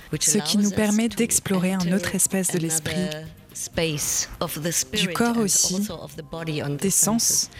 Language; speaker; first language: French; non-native, fluent; German